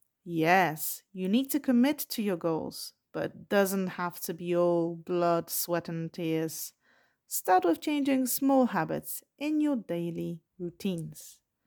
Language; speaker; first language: English; non-native, fluent; Polish